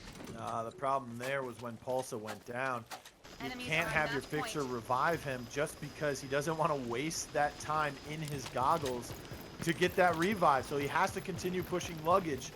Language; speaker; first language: English; native; English